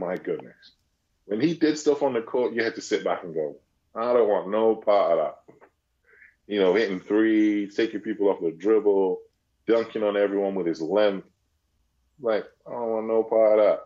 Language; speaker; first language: English; native; English